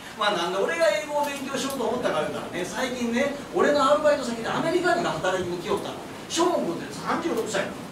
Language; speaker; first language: Japanese; native; Japanese